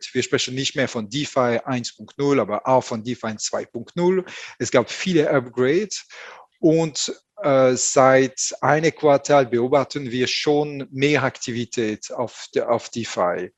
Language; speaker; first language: German; non-native, fluent; French